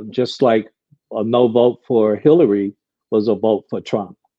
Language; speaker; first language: English; native; English